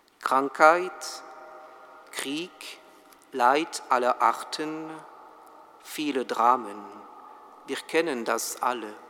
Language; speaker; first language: German; non-native, fluent; French